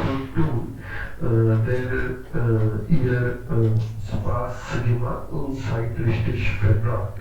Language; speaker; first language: German; non-native, learner; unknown